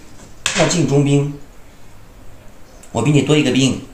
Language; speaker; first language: Chinese; native; Chinese